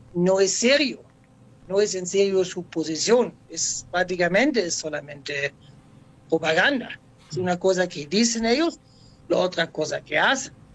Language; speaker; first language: Spanish; non-native, fluent; German